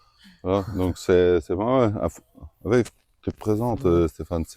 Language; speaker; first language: French; non-native, local second language; Dutch